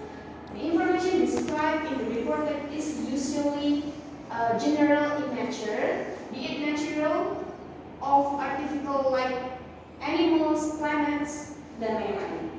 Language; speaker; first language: English; non-native, learner; Indonesian